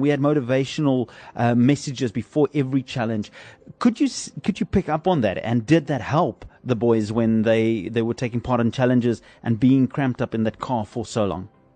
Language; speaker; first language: English; non-native, local second language; Afrikaans